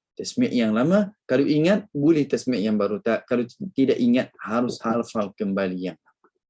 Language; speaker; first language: Malay; non-native, fluent; Arabic